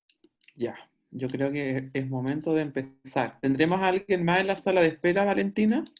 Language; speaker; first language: Spanish; native; Spanish